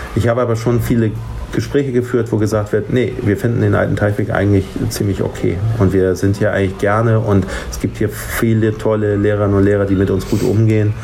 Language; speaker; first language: German; native; German